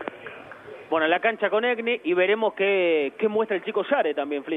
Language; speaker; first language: Spanish; native; Spanish